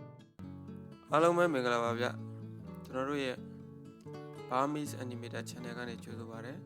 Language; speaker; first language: Burmese; native; Burmese